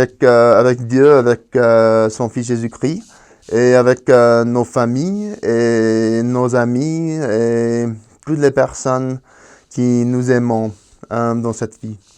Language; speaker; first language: French; non-native, fluent; Spanish